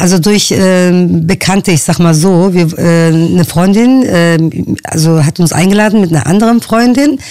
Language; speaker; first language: German; early bilingual, other home language; Turkish